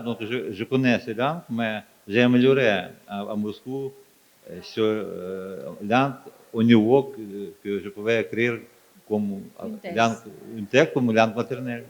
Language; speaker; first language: French; non-native, fluent; Ukrainian